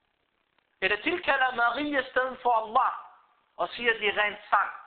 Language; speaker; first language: Danish; early bilingual, other home language; Arabic